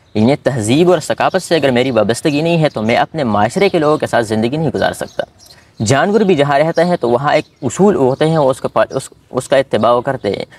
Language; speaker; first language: Urdu; non-native, local second language; Pashto